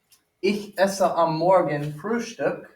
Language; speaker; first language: German; non-native, fluent; English